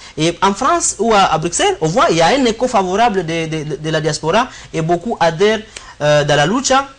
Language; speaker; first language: French; non-native, local second language; Swahili